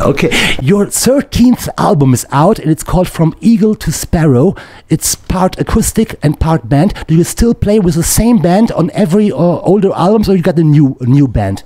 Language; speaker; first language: English; non-native, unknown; German